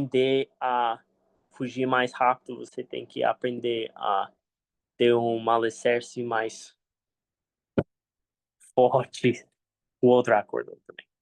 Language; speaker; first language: Portuguese; non-native, fluent; English